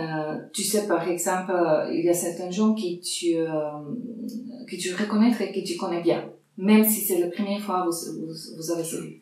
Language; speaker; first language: French; non-native, fluent; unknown